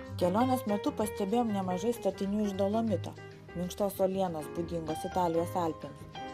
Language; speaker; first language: Lithuanian; native; Lithuanian